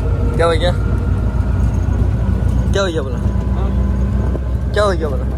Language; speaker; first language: Hindi; non-native, local second language; Kannada